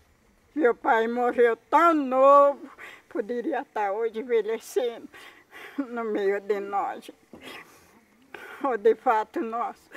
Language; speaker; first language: Portuguese; non-native, local second language; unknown